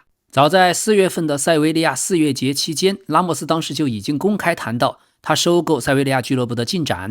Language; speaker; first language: Chinese; native; Chinese